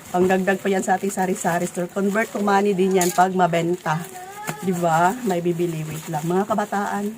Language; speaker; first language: Filipino; non-native, local second language; Cebuano